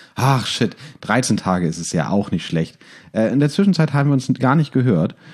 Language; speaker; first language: German; native; German